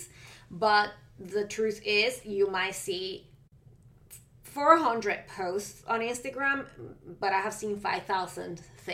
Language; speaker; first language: English; non-native, fluent; Spanish